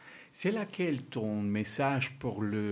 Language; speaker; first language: French; non-native, learner; Spanish